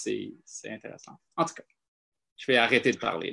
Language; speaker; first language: French; non-native, fluent; English